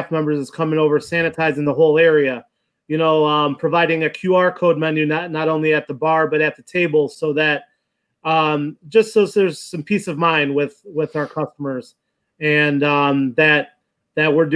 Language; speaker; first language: English; native; English